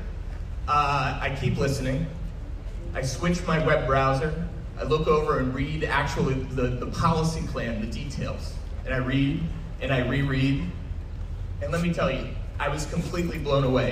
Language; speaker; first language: English; native; English